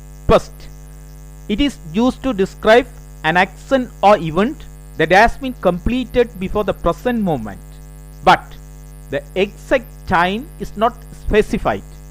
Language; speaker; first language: English; non-native, local second language; Tamil